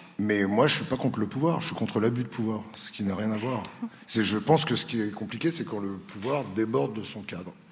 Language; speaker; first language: French; native; French